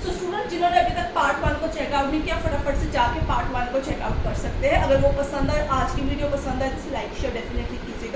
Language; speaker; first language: Hindi; native; Hindi